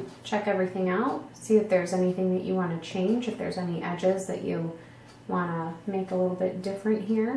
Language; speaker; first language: English; native; English